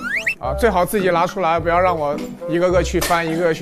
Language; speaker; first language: Chinese; native; Chinese